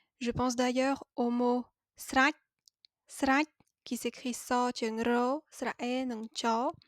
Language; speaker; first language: French; native; French